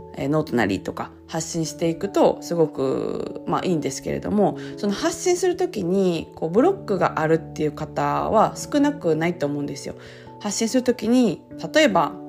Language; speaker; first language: Japanese; native; Japanese